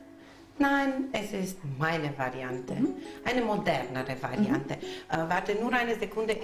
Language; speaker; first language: German; non-native, local second language; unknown